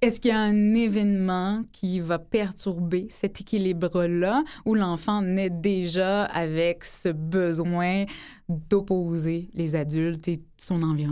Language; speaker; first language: French; native; French